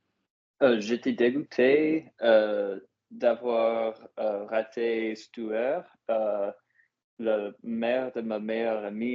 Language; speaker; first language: French; non-native, learner; English